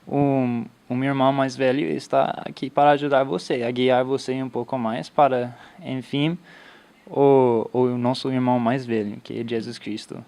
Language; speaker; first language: Portuguese; non-native, fluent; English